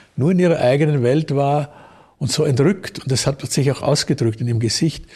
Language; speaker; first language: German; native; German